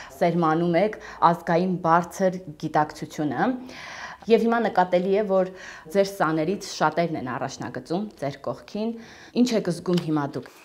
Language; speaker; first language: Armenian; native; Armenian